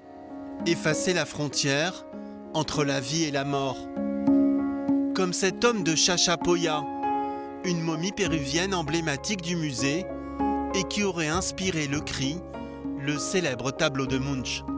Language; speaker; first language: French; native; French